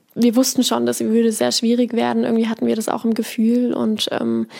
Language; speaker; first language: German; native; German